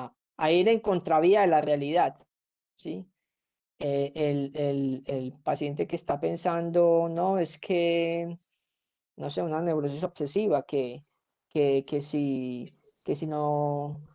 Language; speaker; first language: Spanish; native; Spanish